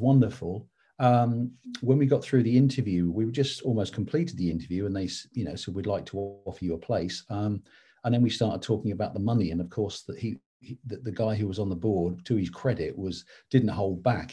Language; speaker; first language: English; native; English